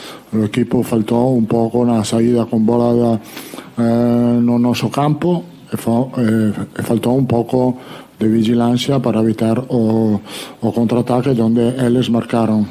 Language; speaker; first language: Portuguese; non-native, learner; Italian